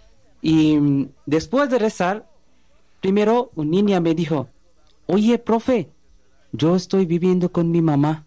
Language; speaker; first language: Spanish; non-native, learner; Bangla